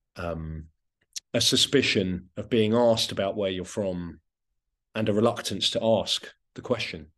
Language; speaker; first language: English; non-native, local second language; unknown